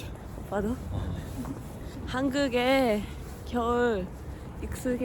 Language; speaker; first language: Korean; non-native, fluent; Japanese